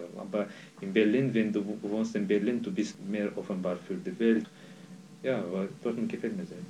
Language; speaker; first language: German; non-native, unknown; Azerbaijani